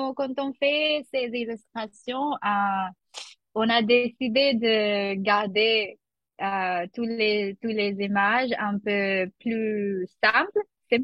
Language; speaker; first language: French; non-native, learner; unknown